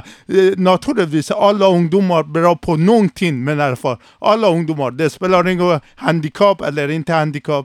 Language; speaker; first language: Swedish; non-native, learner; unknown